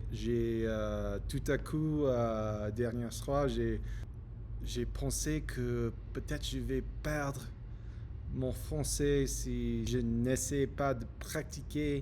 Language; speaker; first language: French; non-native, learner; English